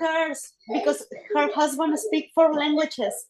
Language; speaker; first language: English; non-native, learner; Spanish